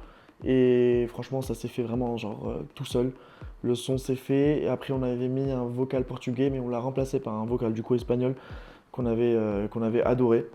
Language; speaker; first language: French; non-native, local second language; Arabic